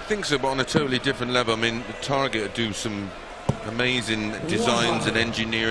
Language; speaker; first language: English; native; English